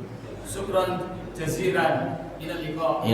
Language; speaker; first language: Arabic; non-native, learner; Indonesian